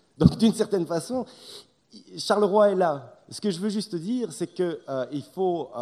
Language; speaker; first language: French; native; French